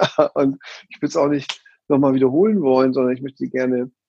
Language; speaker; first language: German; native; German